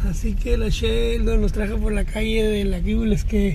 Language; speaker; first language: Spanish; native; Spanish